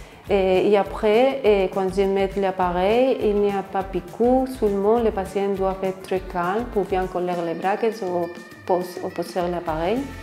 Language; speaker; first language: French; non-native, fluent; Spanish